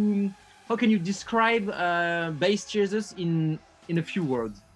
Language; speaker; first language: English; non-native, learner; French